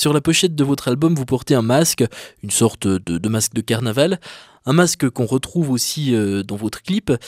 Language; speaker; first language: French; native; French